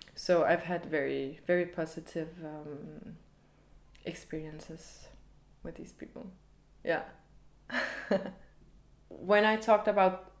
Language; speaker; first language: English; early bilingual, other home language; Danish